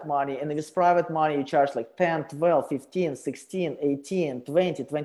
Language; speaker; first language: English; non-native, fluent; Russian